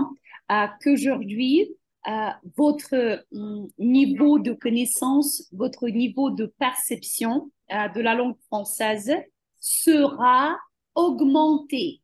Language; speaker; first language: French; non-native, fluent; Ukrainian